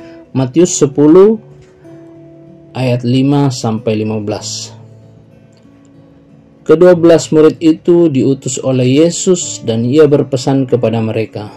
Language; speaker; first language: Indonesian; native; Indonesian